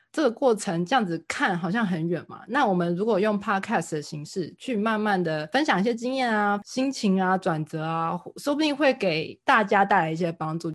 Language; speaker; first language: Chinese; native; Chinese